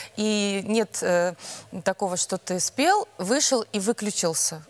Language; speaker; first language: Russian; non-native, local second language; Belarusian